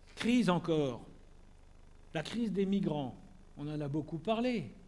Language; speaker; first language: French; native; French